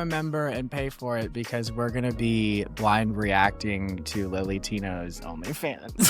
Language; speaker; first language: English; native; English